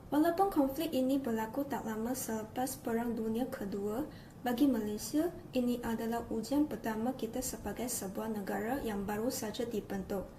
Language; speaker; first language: Malay; native; Malay